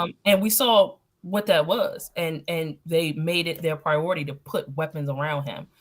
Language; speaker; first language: English; native; English